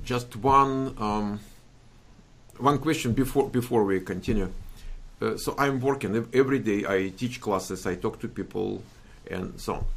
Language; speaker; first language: English; non-native, fluent; Russian